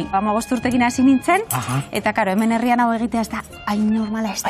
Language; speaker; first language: Basque; non-native, local second language; Spanish